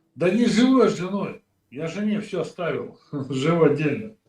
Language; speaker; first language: Russian; native; Russian